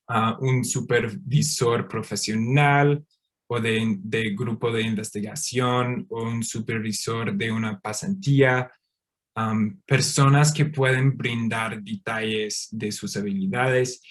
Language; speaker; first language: Spanish; non-native, fluent; English